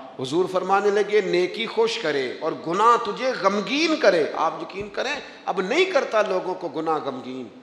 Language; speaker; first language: Urdu; non-native, local second language; Punjabi